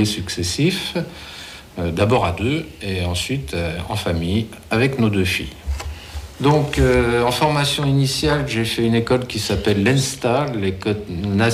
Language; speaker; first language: French; native; French